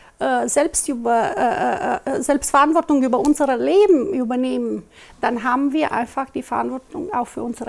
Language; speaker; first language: German; non-native, local second language; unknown